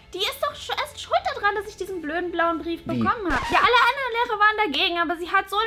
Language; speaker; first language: German; native; German